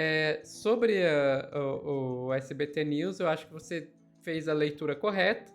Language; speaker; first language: Portuguese; native; Portuguese